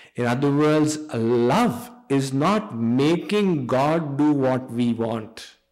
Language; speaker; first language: English; non-native, local second language; Hindi